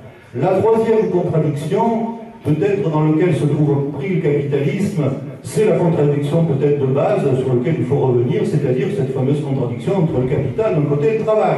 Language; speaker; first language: French; native; French